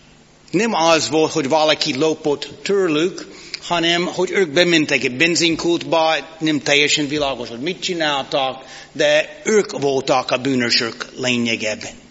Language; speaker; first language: Hungarian; non-native, fluent; English